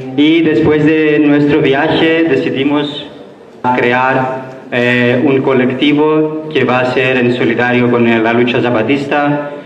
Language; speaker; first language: Spanish; non-native, learner; Greek